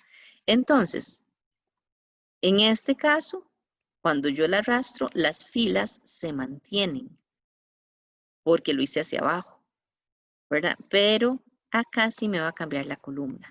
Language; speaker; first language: Spanish; native; Spanish